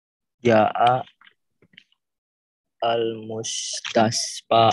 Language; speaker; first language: Arabic; non-native, learner; Indonesian